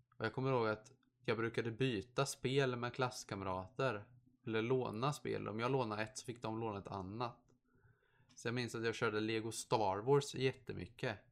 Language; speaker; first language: Swedish; native; Swedish